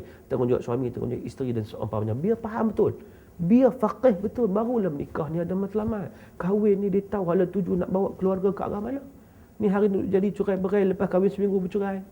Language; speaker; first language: Malay; native; Malay